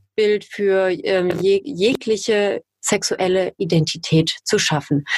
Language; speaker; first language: German; native; German